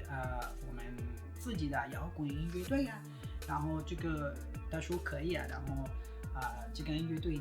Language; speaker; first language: Chinese; non-native, fluent; Spanish